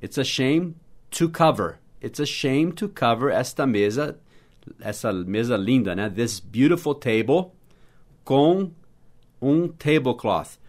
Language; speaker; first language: English; native; English